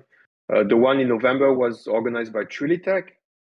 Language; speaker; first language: English; non-native, fluent; French